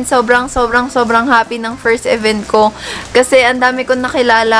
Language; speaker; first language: Filipino; native; Filipino